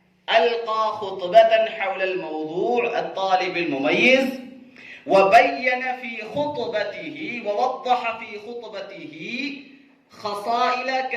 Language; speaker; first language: Arabic; non-native, fluent; Urdu